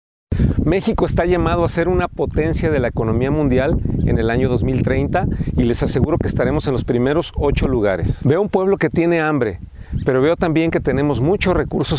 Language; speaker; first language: Spanish; native; Spanish